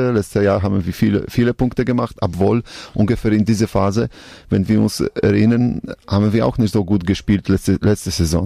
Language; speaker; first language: German; non-native, learner; Polish